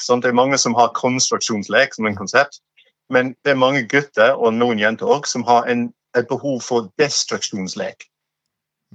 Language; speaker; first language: Norwegian; non-native, fluent; English